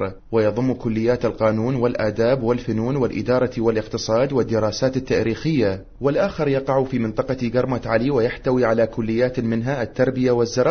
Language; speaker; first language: Arabic; native; Arabic